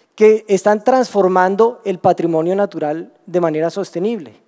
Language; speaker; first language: Spanish; native; Spanish